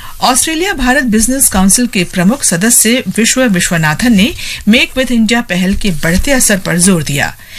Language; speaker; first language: Hindi; non-native, local second language; Assamese